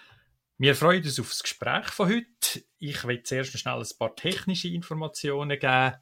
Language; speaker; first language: German; native; German